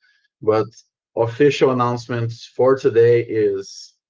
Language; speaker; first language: English; non-native, fluent; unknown